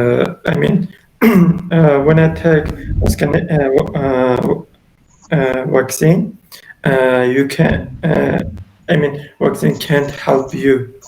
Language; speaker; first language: English; non-native, learner; Uzbek